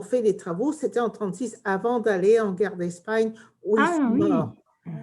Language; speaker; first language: French; early bilingual, heritage; English